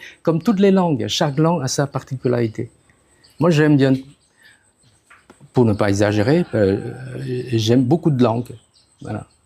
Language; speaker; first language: French; non-native, fluent; Khmer